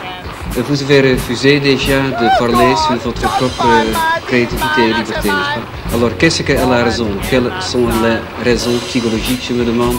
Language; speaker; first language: French; non-native, fluent; Dutch